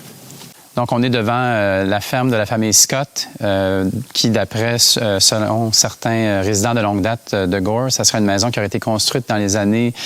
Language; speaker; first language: French; native; French